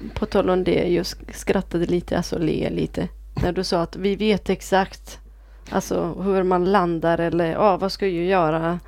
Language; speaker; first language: Swedish; non-native, fluent; Italian